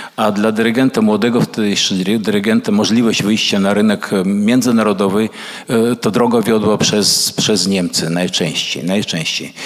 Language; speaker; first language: Polish; early bilingual, other home language; Russian